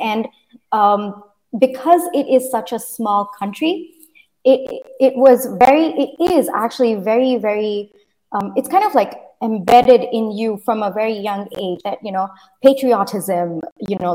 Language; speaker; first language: English; early bilingual, other home language; Kannada